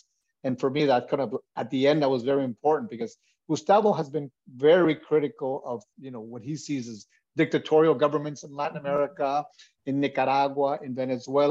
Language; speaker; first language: English; native; English